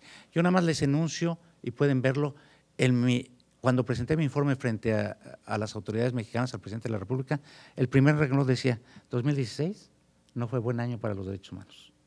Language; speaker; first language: Spanish; native; Spanish